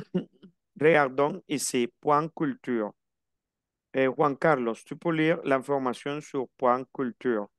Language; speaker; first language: French; non-native, fluent; Spanish